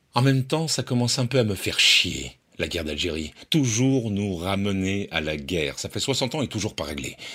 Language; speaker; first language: French; native; French